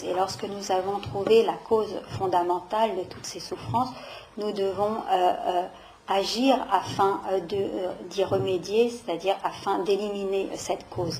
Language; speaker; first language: French; native; French